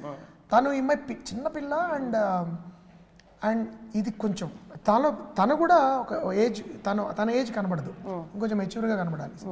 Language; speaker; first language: Telugu; native; Telugu